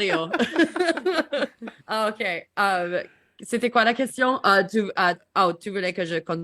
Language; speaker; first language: French; non-native, learner; English